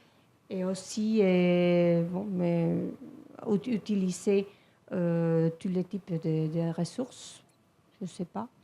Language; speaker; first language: French; non-native, fluent; Spanish